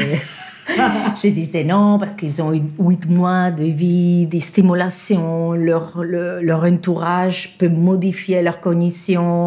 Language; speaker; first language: French; non-native, fluent; Spanish